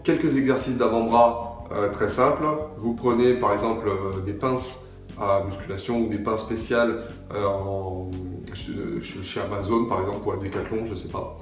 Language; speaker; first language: French; native; French